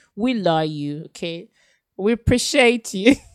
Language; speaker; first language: English; non-native, local second language; Yoruba